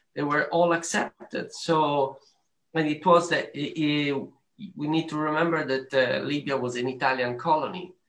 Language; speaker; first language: English; non-native, learner; Arabic